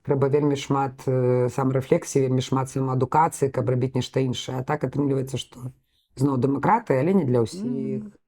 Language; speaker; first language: Belarusian; non-native, local second language; Russian